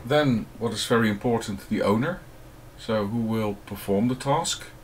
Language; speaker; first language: English; non-native, fluent; Dutch